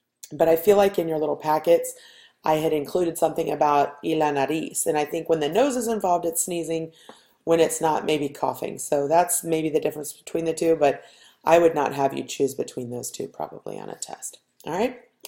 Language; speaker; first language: English; native; English